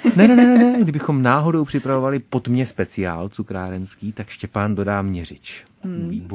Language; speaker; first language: Czech; native; Czech